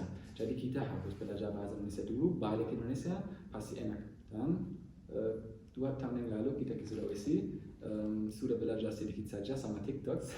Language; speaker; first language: Indonesian; non-native, learner; German